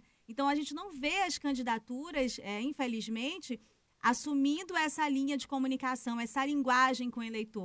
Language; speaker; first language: Portuguese; native; Portuguese